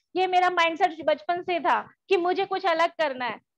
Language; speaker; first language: Hindi; native; Hindi